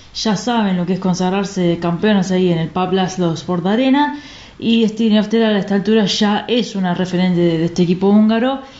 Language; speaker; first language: Spanish; native; Spanish